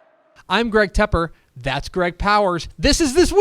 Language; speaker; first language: English; native; English